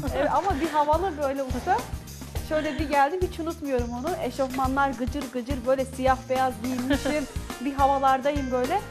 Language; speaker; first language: Turkish; non-native, local second language; Arabic